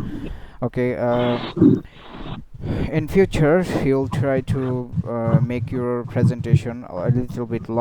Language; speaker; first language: English; non-native, fluent; Bangla